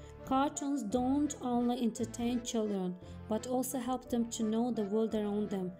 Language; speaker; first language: English; non-native, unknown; Azerbaijani